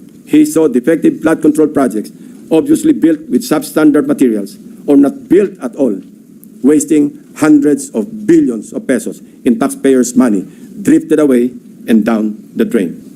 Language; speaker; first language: English; non-native, local second language; Filipino